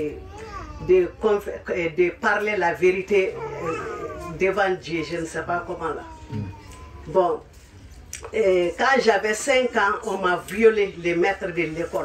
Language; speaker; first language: French; non-native, local second language; Bambara